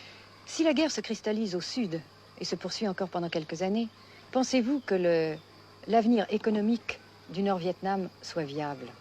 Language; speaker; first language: French; native; French